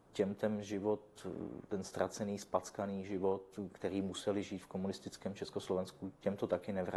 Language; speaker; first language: Czech; native; Czech